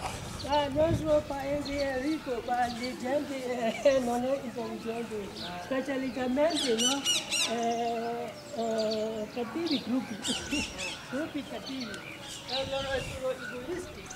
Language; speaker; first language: Italian; non-native, learner; Burmese